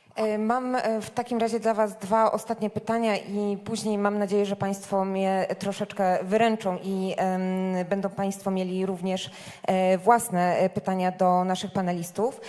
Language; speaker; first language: Polish; native; Polish